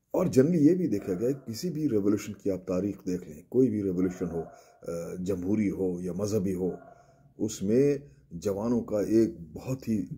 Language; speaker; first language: Urdu; native; Urdu